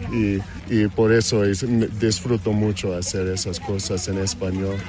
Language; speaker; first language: Spanish; non-native, learner; English